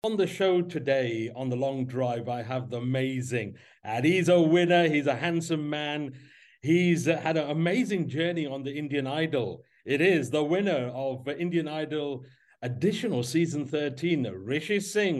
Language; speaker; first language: English; native; English